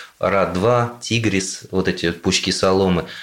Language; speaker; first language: Russian; native; Russian